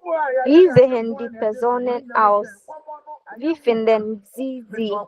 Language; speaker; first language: German; non-native, learner; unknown